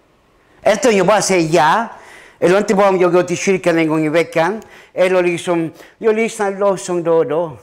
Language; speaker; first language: Swedish; non-native, fluent; Spanish